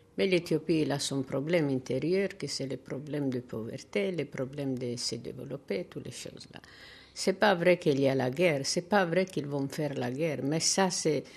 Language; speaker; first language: French; non-native, learner; Tigrinya